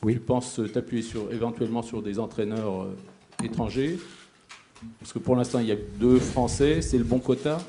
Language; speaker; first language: French; native; French